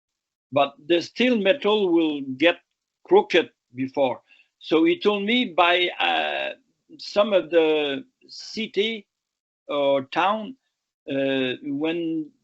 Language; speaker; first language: English; non-native, local second language; French